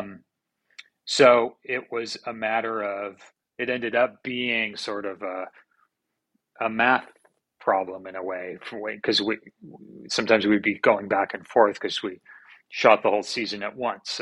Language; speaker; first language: English; native; English